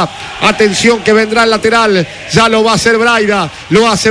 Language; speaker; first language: Spanish; native; Spanish